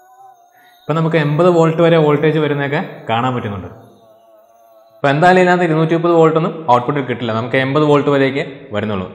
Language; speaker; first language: Malayalam; native; Malayalam